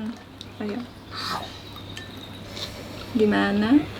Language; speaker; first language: Indonesian; non-native, learner; Uzbek